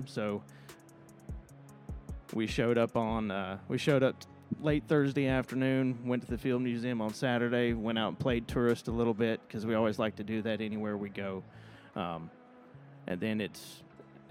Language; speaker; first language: English; native; English